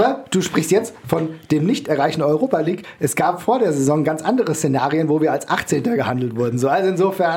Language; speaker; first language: German; native; German